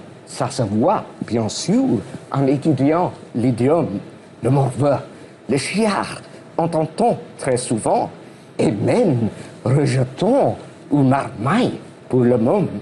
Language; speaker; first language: French; non-native, fluent; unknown